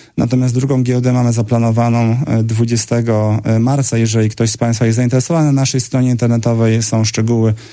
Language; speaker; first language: Polish; native; Polish